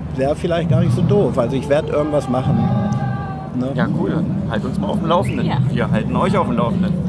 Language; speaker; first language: German; native; German